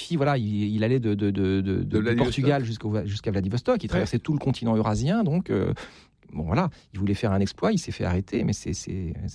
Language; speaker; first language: French; native; French